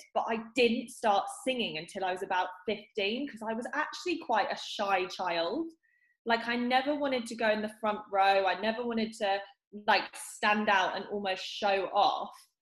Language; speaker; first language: English; native; English